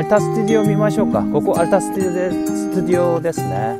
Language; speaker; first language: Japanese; non-native, learner; Korean